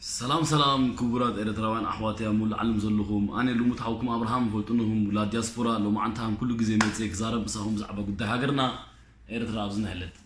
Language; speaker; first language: Tigrinya; early bilingual, heritage; Tigrinya